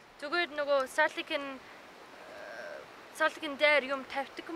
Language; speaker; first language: Mongolian; non-native, fluent; English